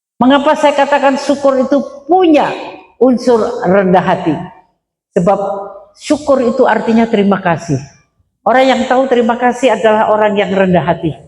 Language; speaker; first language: Indonesian; non-native, local second language; Madurese